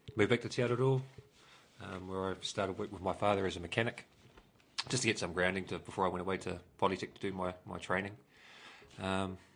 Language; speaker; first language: English; native; English